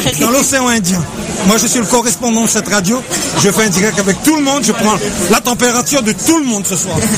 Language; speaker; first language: French; native; French